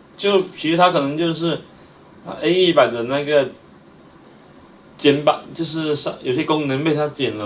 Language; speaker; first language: Chinese; native; Chinese